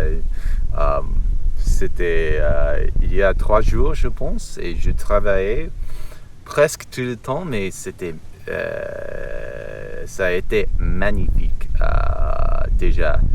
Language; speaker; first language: French; non-native, learner; English